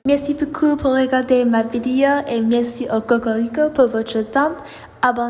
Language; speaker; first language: French; non-native, learner; English